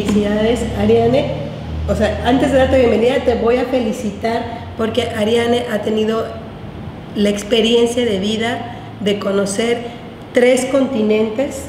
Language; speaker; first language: Spanish; native; Spanish